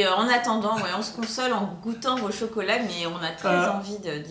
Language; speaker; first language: French; native; French